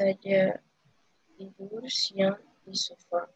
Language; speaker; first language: Indonesian; non-native, learner; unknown